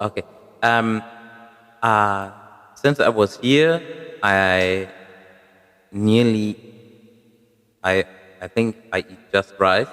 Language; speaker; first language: English; non-native, fluent; German